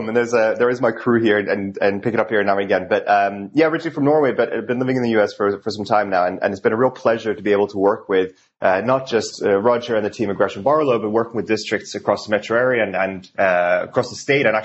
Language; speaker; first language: English; non-native, fluent; Norwegian